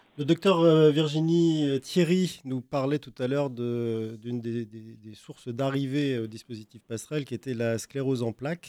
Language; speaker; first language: French; native; French